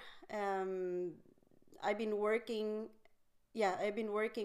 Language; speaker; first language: English; non-native, local second language; Filipino